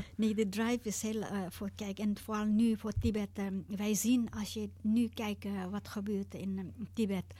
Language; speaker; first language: Dutch; non-native, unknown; Tibetan